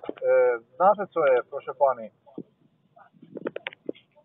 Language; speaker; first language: Polish; non-native, learner; Slovenian